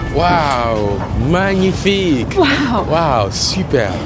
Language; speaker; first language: French; non-native, fluent; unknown